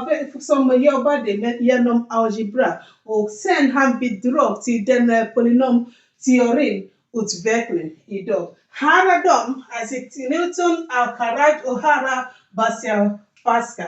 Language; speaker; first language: Swedish; non-native, learner; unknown